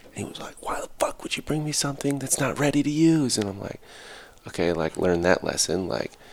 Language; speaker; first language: English; native; English